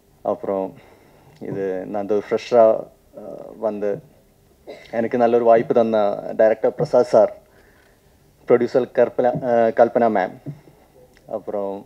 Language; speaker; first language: Tamil; non-native, learner; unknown